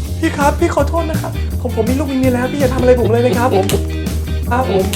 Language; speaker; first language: Thai; native; Thai